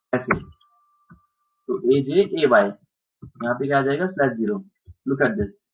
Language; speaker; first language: Hindi; non-native, local second language; Marathi